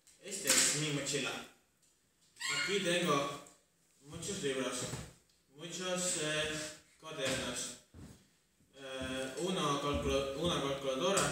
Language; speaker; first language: Spanish; non-native, learner; Estonian